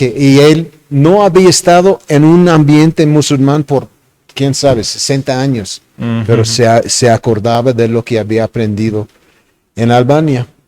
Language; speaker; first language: Spanish; non-native, fluent; English